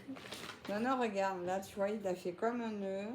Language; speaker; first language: French; native; French